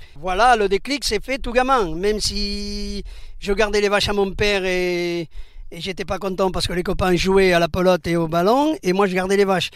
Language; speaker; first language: French; early bilingual, other home language; Spanish